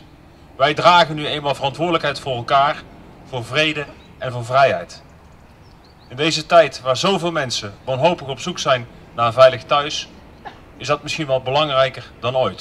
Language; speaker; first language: Dutch; native; Dutch